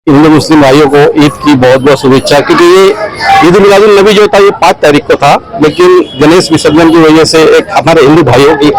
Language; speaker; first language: Urdu; native; Urdu